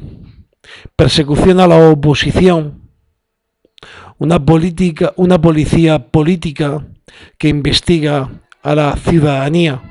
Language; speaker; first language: Spanish; native; Spanish